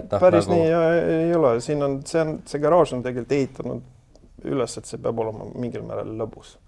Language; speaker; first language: Estonian; non-native, fluent; Swedish